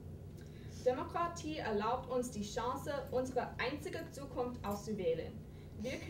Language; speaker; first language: German; non-native, fluent; English